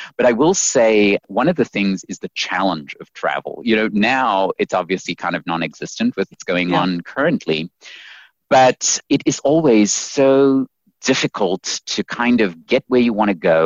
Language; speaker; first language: English; native; English